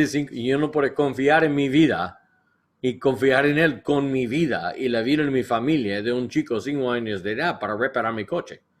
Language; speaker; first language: Spanish; non-native, learner; English